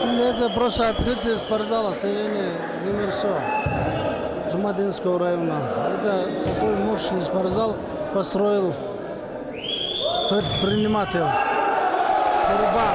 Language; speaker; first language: Russian; non-native, local second language; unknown